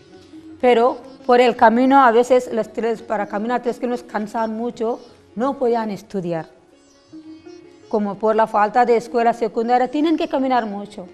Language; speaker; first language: Spanish; non-native, learner; Telugu